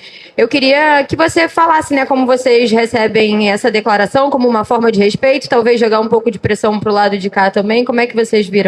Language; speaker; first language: Portuguese; native; Portuguese